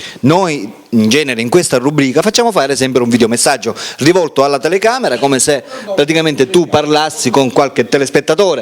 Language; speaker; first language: Italian; native; Italian